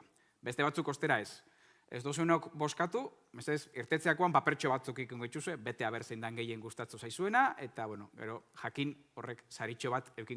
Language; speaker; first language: Basque; native; Basque